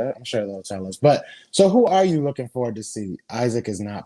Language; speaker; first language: English; native; English